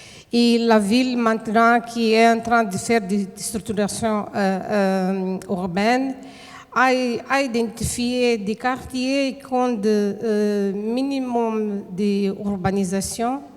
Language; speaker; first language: French; non-native, fluent; Portuguese